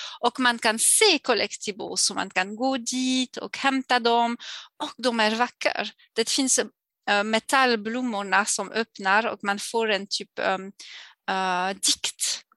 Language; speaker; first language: Swedish; non-native, learner; French